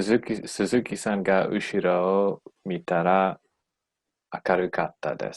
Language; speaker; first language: Japanese; non-native, learner; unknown